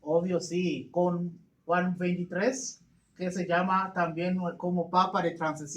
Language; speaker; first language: Spanish; non-native, learner; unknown